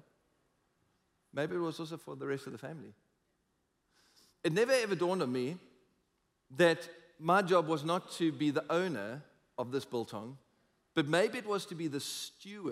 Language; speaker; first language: English; native; English